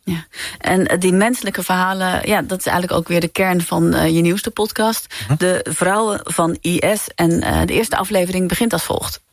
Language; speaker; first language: Dutch; native; Dutch